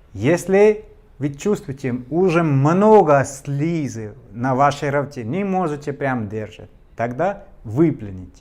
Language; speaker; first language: Russian; non-native, learner; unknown